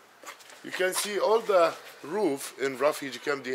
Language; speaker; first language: English; non-native, learner; Arabic